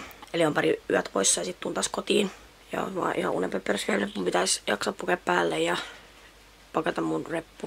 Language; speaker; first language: Finnish; native; Finnish